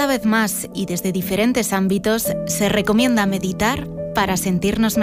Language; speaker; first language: Spanish; native; Spanish